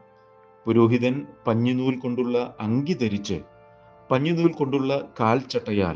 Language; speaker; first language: Malayalam; native; Malayalam